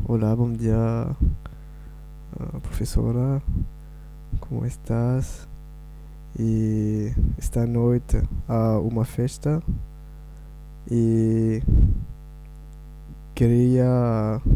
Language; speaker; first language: Portuguese; non-native, learner; French